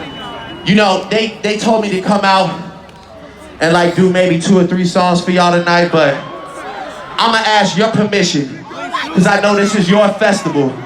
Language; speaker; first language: English; native; English